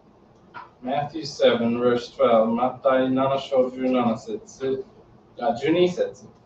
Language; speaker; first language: Japanese; non-native, learner; English